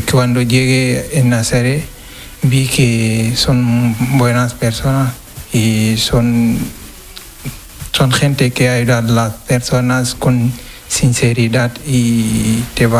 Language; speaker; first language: Spanish; non-native, learner; Wolof